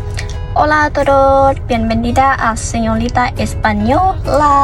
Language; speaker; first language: Spanish; non-native, fluent; Lao